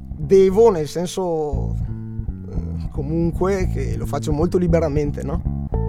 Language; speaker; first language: Italian; native; Italian